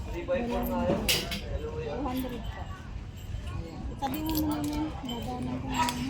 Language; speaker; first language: Filipino; native; Filipino